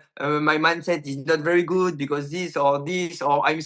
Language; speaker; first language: English; non-native, learner; French